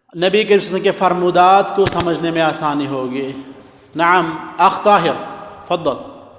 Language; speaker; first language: Urdu; non-native, local second language; Kashmiri